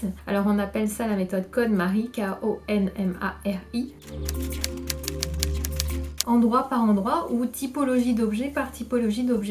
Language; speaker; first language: French; native; French